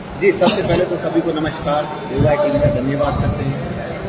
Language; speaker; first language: Hindi; non-native, local second language; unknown